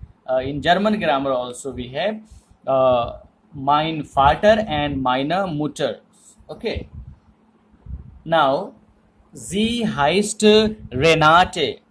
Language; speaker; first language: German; non-native, learner; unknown